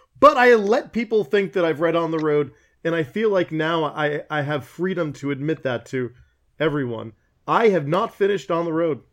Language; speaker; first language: English; native; English